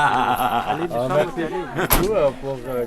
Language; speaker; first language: French; non-native, learner; Persian